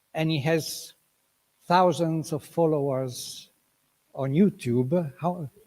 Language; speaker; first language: English; non-native, fluent; Italian